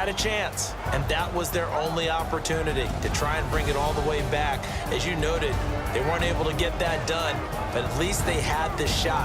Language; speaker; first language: English; native; English